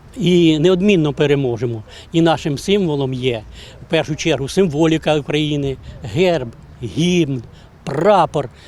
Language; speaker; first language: Ukrainian; native; Ukrainian